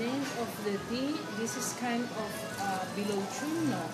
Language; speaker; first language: English; non-native, learner; Chinese